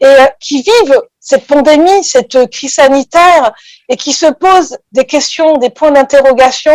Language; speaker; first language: French; native; French